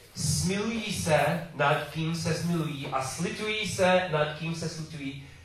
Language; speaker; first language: Czech; non-native, learner; English